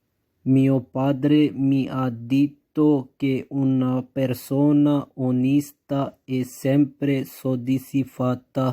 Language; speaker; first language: Italian; non-native, fluent; Urdu